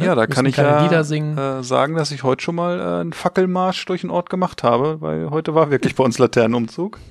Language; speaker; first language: German; native; German